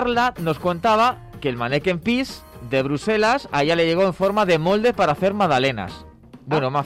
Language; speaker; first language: Spanish; native; Spanish